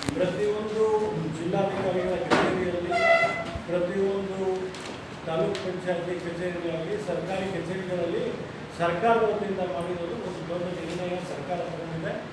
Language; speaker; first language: Kannada; non-native, local second language; Lambadi